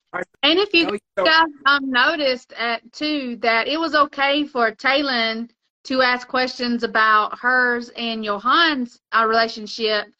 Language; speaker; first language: English; native; English